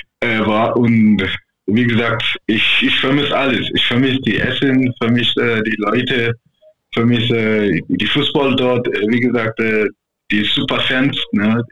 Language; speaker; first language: German; non-native, fluent; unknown